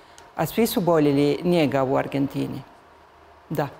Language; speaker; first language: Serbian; early bilingual, heritage; Spanish